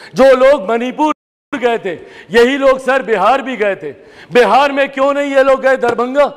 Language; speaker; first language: Hindi; native; Hindi